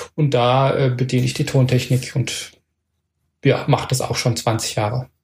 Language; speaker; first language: German; native; German